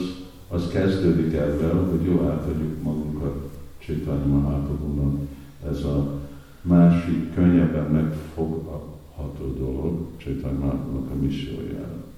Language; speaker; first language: Hungarian; native; Hungarian